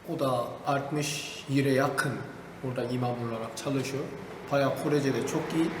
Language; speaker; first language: Turkish; non-native, learner; Korean